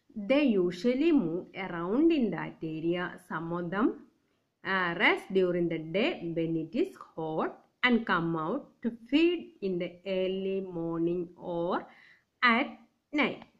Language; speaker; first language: English; non-native, local second language; Malayalam